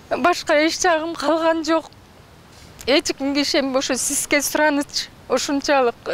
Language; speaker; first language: Kyrgyz; native; Kyrgyz